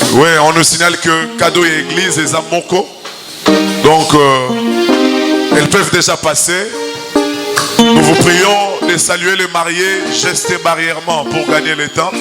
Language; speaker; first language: French; non-native, local second language; Lingala